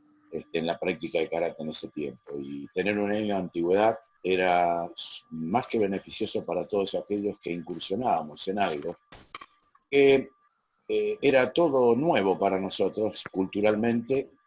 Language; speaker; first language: Spanish; native; Spanish